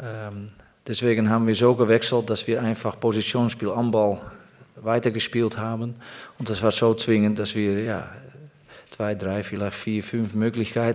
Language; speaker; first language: German; non-native, fluent; Dutch